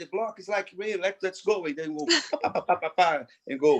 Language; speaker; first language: English; non-native, fluent; Portuguese